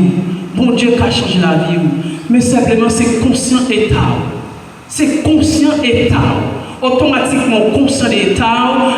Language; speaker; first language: French; non-native, local second language; Haitian Creole